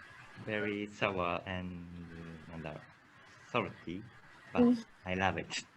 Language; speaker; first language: English; non-native, learner; Japanese